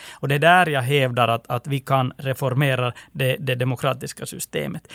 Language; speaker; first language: Swedish; native; Swedish